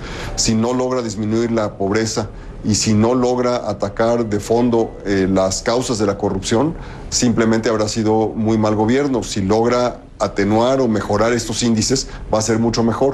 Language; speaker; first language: Spanish; native; Spanish